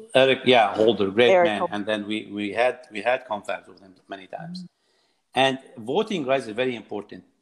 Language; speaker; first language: English; non-native, fluent; Arabic